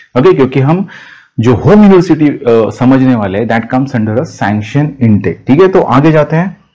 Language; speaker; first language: Hindi; non-native, local second language; Marathi